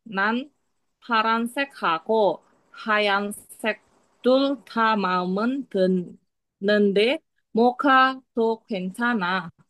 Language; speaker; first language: Korean; non-native, learner; Indonesian